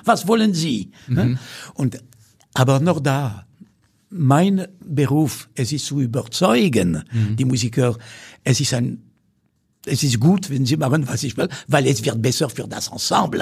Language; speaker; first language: German; non-native, fluent; French